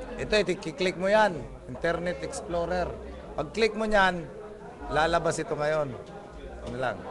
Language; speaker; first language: Filipino; native; Filipino